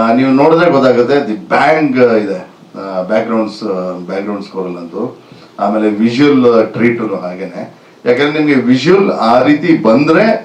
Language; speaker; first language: Kannada; native; Kannada